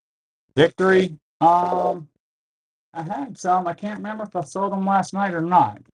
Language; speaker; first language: English; native; English